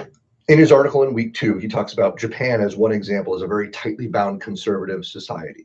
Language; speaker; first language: English; native; English